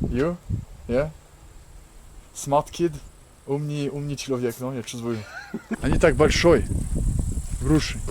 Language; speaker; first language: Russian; non-native, learner; French